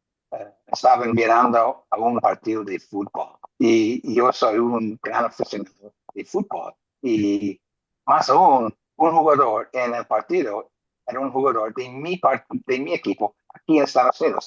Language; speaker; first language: Spanish; non-native, fluent; English